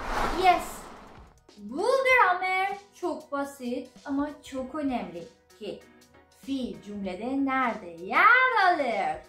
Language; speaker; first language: Turkish; non-native, fluent; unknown